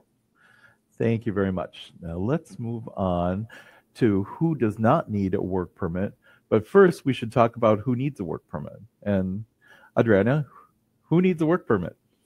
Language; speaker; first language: English; native; English